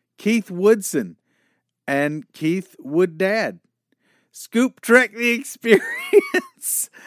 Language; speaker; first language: English; native; English